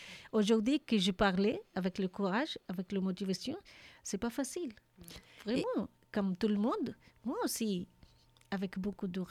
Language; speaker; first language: French; non-native, learner; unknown